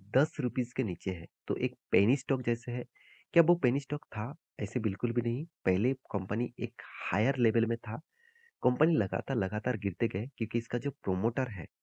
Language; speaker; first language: Hindi; native; Hindi